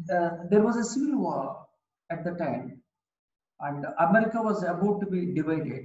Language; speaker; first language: English; non-native, local second language; Telugu